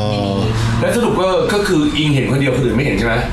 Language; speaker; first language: Thai; native; Thai